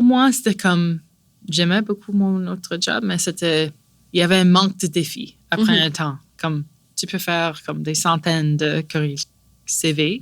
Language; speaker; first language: French; non-native, local second language; English